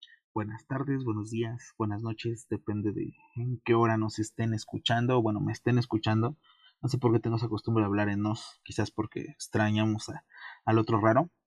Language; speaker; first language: Spanish; native; Spanish